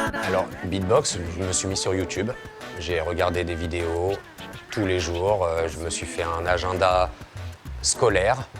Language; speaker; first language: French; native; French